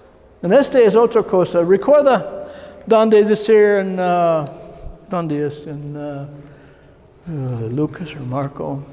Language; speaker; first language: Spanish; non-native, learner; English